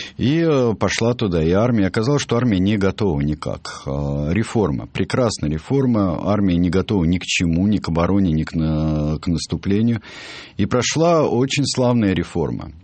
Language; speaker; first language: Russian; native; Russian